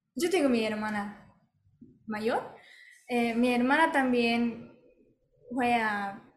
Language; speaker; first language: Spanish; non-native, fluent; Japanese